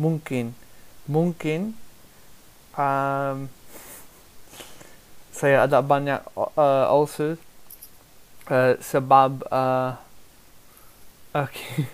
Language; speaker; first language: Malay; non-native, learner; English